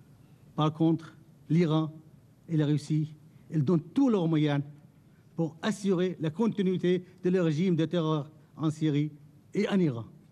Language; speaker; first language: French; non-native, fluent; Arabic